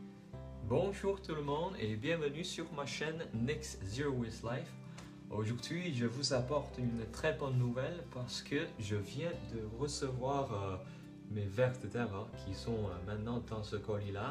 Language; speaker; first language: French; non-native, learner; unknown